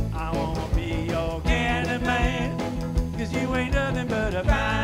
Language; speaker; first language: English; native; English